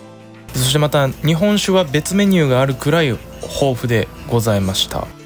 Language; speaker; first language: Japanese; native; Japanese